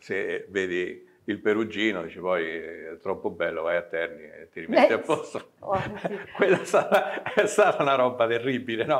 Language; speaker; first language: Italian; native; Italian